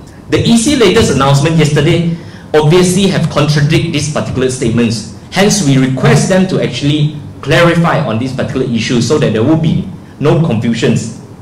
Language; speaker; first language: English; non-native, local second language; Chinese